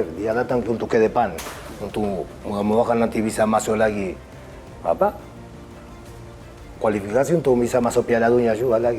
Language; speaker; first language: Indonesian; non-native, fluent; Spanish